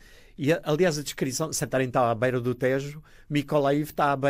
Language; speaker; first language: Portuguese; native; Portuguese